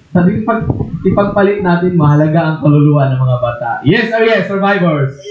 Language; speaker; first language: Filipino; non-native, local second language; Waray